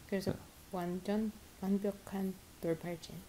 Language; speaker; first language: Korean; non-native, fluent; Russian